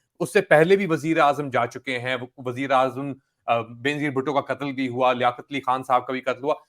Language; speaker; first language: Urdu; native; Urdu